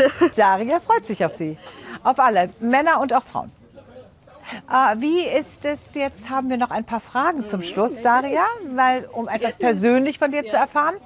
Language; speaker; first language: German; native; German